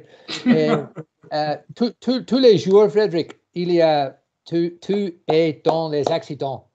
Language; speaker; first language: French; non-native, learner; English